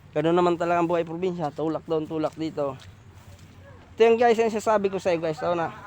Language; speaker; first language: Filipino; non-native, local second language; Bikol